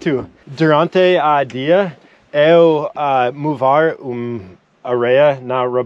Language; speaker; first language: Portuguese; non-native, learner; English